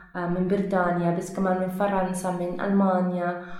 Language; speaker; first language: Arabic; non-native, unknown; Dutch